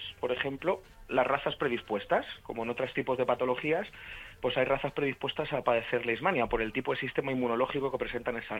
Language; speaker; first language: Spanish; native; Spanish